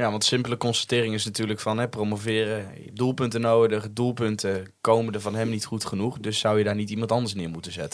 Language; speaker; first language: Dutch; native; Dutch